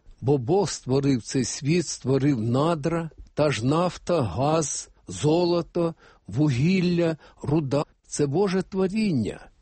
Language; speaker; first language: Ukrainian; native; Ukrainian